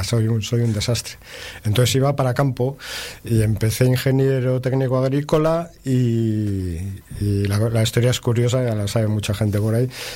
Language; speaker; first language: Spanish; native; Spanish